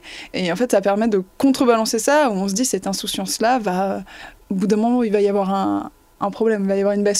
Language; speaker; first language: French; native; French